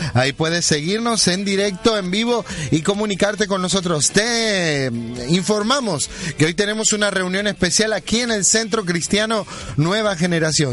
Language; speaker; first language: Spanish; native; Spanish